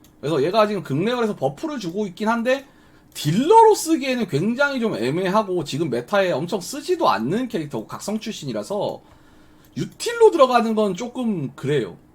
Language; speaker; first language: Korean; native; Korean